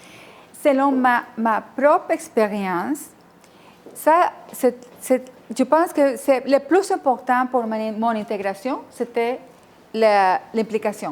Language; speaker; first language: French; non-native, fluent; Spanish